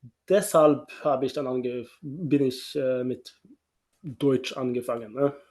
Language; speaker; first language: German; non-native, fluent; Norwegian